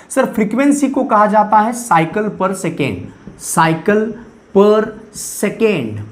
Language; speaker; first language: Hindi; non-native, local second language; Marathi